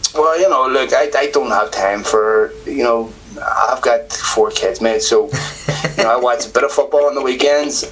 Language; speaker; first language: English; native; English